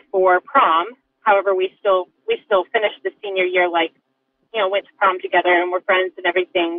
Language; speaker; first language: English; native; English